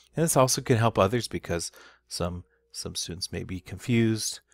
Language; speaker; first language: English; native; English